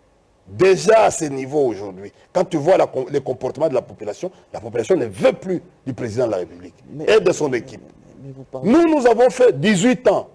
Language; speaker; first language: French; non-native, local second language; Lingala